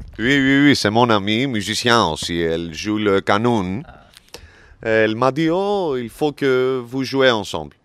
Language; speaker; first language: French; non-native, learner; Greek